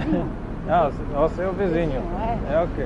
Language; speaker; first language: Portuguese; non-native, learner; English